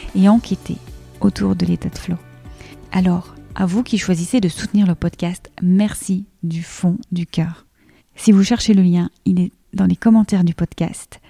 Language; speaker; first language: French; native; French